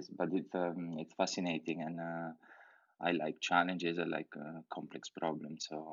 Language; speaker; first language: English; non-native, fluent; Italian